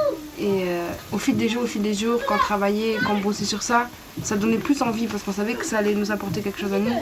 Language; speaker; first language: French; native; French